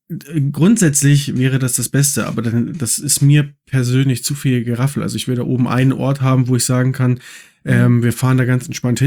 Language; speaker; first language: German; native; German